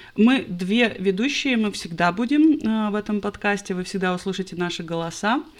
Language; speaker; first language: Russian; non-native, local second language; Latvian